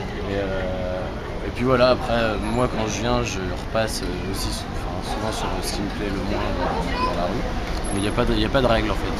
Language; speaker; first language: French; native; French